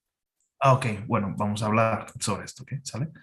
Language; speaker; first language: Spanish; non-native, fluent; English